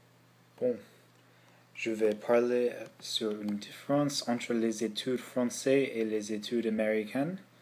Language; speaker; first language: French; non-native, learner; English